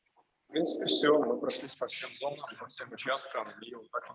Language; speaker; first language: Russian; native; Russian